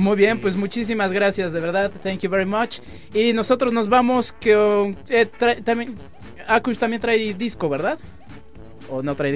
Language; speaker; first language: Spanish; native; Spanish